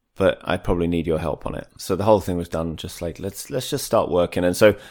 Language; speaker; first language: English; native; English